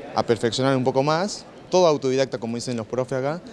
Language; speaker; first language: Spanish; native; Spanish